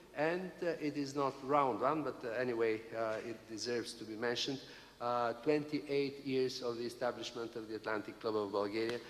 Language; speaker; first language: English; non-native, fluent; Bulgarian